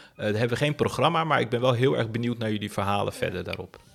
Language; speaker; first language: Dutch; early bilingual, other home language; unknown